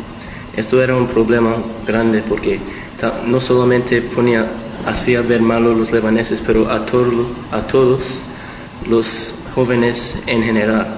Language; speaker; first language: Spanish; early bilingual, heritage; Spanish